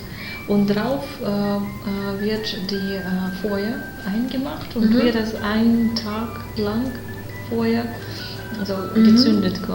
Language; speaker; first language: German; non-native, learner; Russian